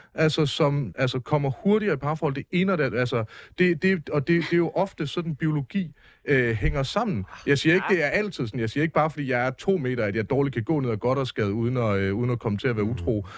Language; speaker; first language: Danish; native; Danish